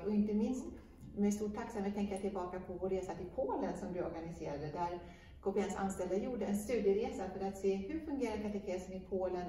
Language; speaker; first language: Swedish; native; Swedish